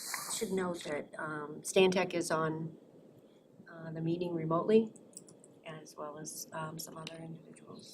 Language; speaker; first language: English; native; English